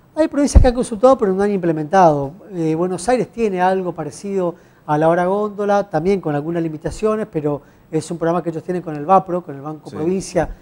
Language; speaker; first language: Spanish; native; Spanish